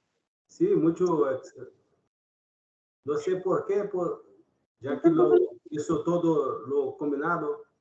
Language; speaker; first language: Spanish; non-native, learner; Portuguese